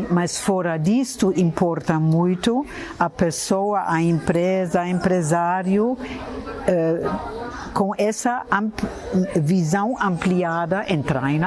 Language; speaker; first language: Portuguese; non-native, fluent; German